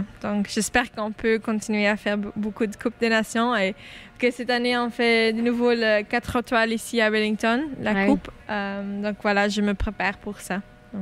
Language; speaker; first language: French; non-native, local second language; Dutch